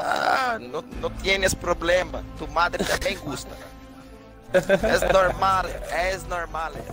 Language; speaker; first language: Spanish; non-native, learner; Portuguese